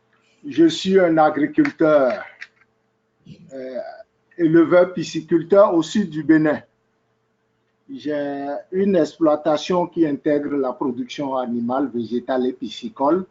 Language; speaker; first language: French; native; French